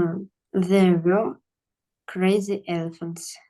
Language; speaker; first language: English; non-native, learner; Russian